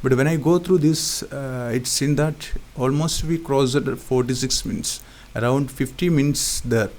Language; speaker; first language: English; non-native, local second language; Malayalam